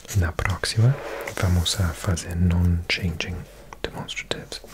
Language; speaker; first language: Portuguese; non-native, learner; English